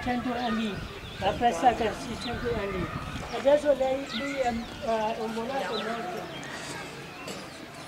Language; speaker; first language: Italian; non-native, learner; Burmese